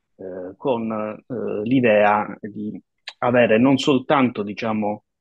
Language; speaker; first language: Italian; native; Italian